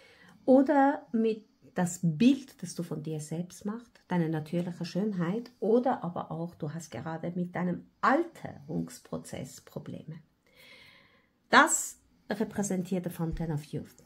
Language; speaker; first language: German; non-native, fluent; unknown